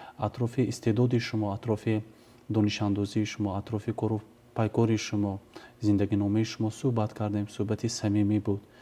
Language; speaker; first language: Tajik; native; Tajik